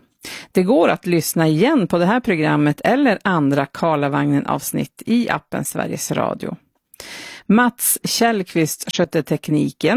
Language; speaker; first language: Swedish; native; Swedish